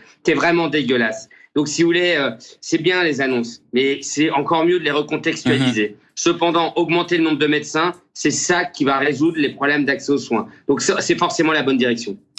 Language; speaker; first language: French; native; French